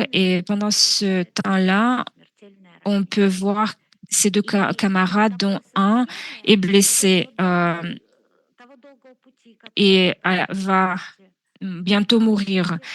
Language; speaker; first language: French; non-native, fluent; Russian